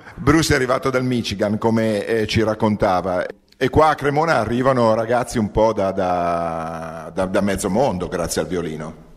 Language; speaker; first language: Italian; native; Italian